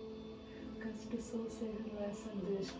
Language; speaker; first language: German; non-native, learner; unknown